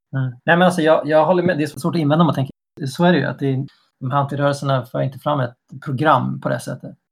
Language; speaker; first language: Swedish; native; Swedish